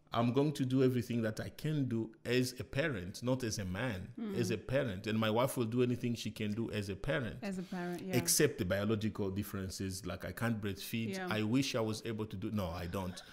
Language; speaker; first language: English; non-native, fluent; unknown